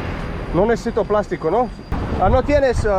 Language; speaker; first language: Spanish; non-native, learner; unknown